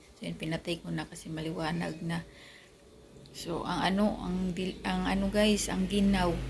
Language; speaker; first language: Filipino; non-native, local second language; Aklanon